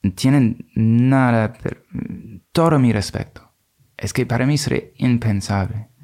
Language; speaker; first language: Spanish; non-native, fluent; English